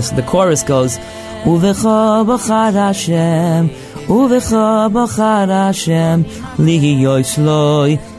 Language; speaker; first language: Hebrew; non-native, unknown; English